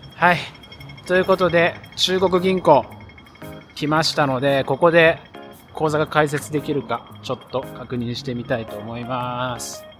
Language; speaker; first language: Japanese; native; Japanese